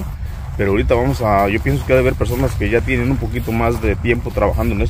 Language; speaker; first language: Spanish; native; Spanish